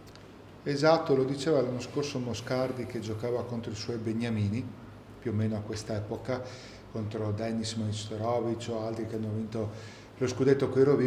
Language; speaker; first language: Italian; native; Italian